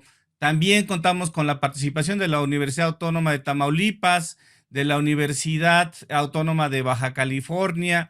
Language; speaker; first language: Spanish; native; Spanish